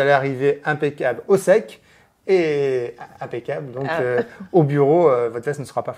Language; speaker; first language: French; native; French